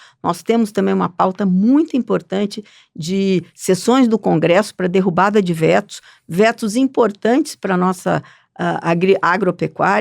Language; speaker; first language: Portuguese; native; Portuguese